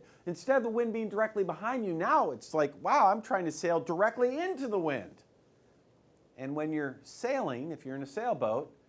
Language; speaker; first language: English; native; English